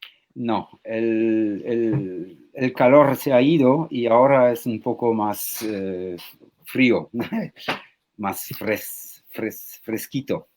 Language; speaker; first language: Spanish; non-native, fluent; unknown